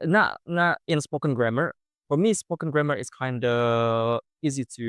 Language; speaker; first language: English; non-native, fluent; Indonesian